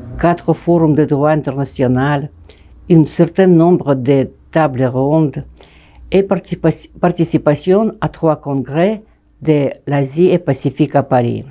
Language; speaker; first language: French; non-native, fluent; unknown